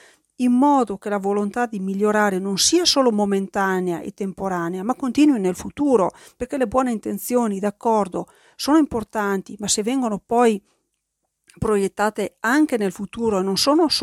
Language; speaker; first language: Italian; native; Italian